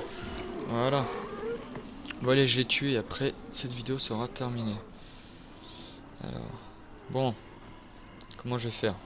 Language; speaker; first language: French; native; French